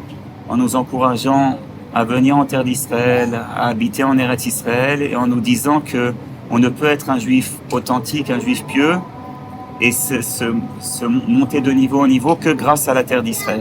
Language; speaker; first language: French; native; French